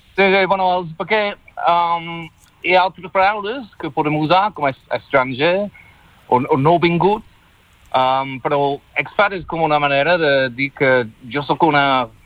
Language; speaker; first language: Catalan; non-native, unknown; English